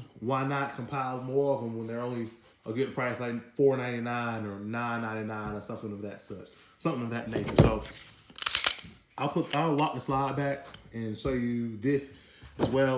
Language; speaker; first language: English; native; English